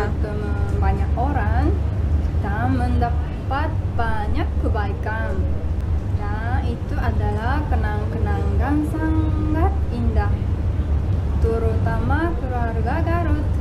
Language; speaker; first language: Indonesian; non-native, fluent; Japanese